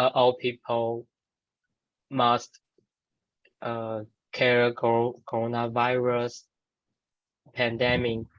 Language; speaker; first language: English; non-native, learner; Chinese